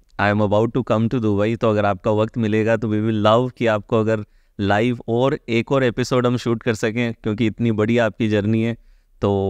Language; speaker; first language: Hindi; native; Hindi